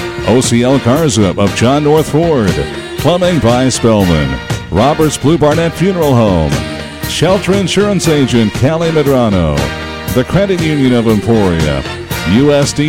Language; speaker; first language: English; native; English